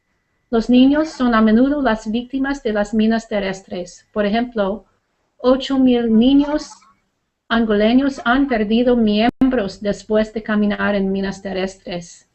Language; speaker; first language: Spanish; non-native, learner; English